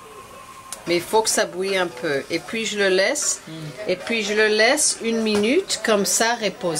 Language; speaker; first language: French; non-native, learner; English